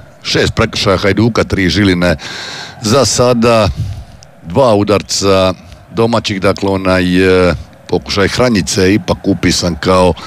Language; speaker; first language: Serbian; native; Serbian